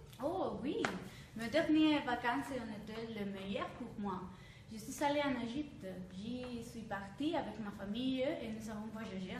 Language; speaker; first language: French; non-native, learner; Spanish